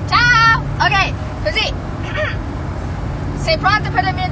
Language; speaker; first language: Italian; non-native, learner; English